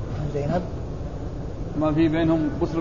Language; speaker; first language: Arabic; native; Arabic